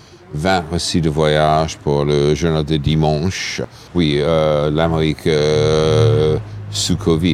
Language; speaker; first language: French; non-native, fluent; English